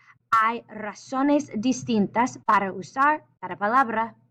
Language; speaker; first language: Spanish; non-native, fluent; English